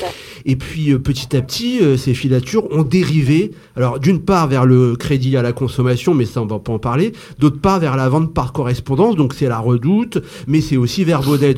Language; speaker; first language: French; native; French